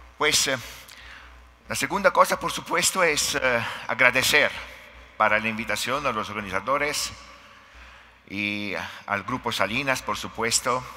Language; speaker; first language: Spanish; non-native, fluent; Italian